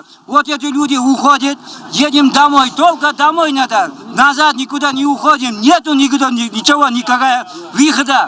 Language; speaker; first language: Russian; non-native, learner; Uzbek